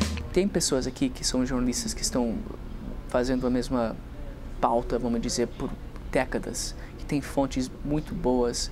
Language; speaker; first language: Portuguese; non-native, fluent; English